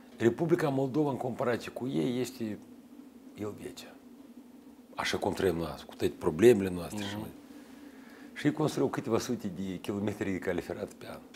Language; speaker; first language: Romanian; native; Romanian